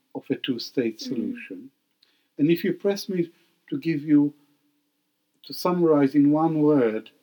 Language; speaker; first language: English; non-native, fluent; Hebrew